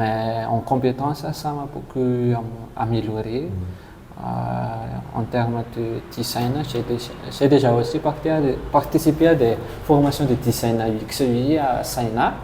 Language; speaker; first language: French; non-native, local second language; Malagasy